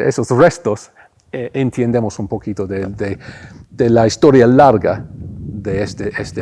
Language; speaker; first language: Spanish; non-native, fluent; English